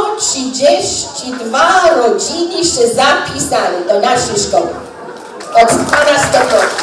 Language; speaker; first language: Polish; early bilingual, heritage; English